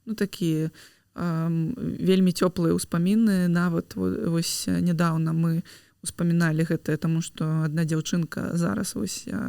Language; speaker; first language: Belarusian; non-native, local second language; Russian